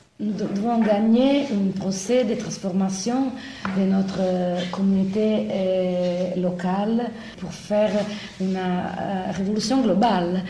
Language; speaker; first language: French; non-native, fluent; Italian